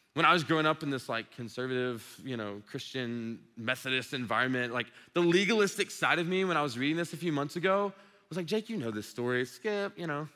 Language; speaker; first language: English; native; English